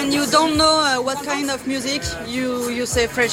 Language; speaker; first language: English; non-native, learner; French